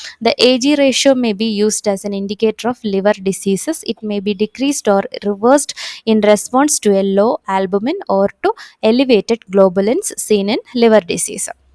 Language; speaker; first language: English; non-native, local second language; Malayalam